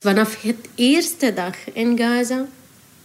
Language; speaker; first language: Dutch; non-native, learner; Arabic